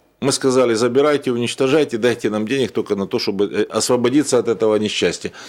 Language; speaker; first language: Russian; native; Russian